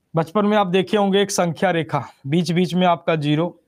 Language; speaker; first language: Hindi; native; Hindi